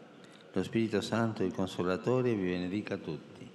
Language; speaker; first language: Italian; non-native, fluent; Spanish